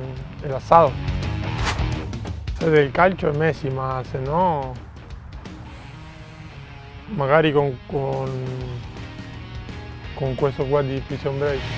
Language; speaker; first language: Italian; non-native, fluent; Spanish